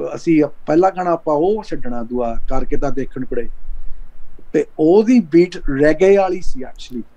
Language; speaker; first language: Punjabi; early bilingual, heritage; Punjabi